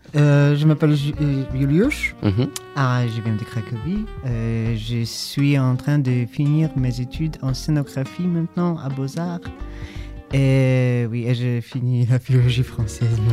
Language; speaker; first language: French; non-native, learner; Polish